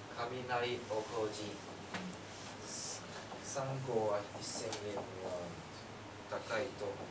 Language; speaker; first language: Japanese; non-native, learner; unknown